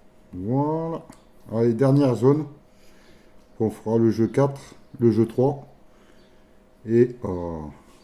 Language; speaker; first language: French; native; French